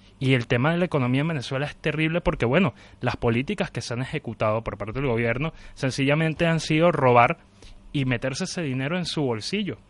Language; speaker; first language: Spanish; native; Spanish